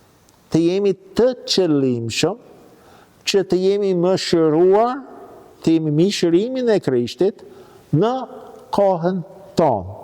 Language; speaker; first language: Albanian; non-native, fluent; English